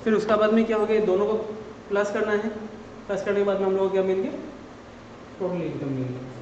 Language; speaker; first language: Hindi; non-native, local second language; Assamese